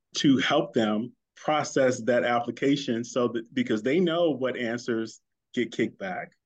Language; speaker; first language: English; native; English